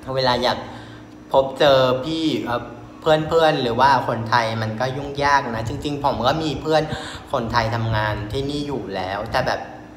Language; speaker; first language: Thai; non-native, fluent; Vietnamese